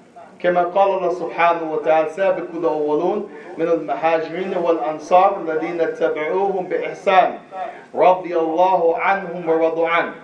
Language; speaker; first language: Arabic; non-native, learner; English